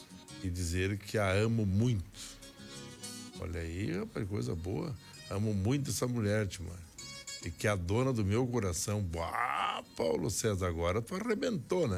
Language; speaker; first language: Portuguese; native; Portuguese